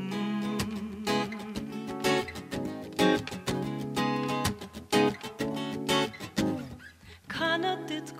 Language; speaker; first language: English; native; English